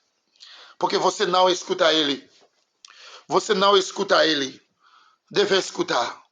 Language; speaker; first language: Portuguese; non-native, learner; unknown